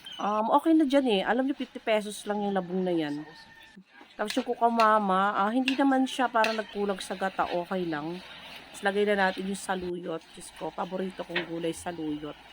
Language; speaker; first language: Filipino; non-native, local second language; Cebuano